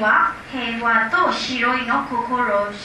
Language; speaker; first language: Japanese; non-native, learner; Burmese